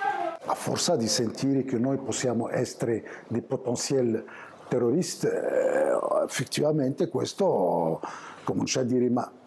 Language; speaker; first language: Italian; non-native, fluent; Arabic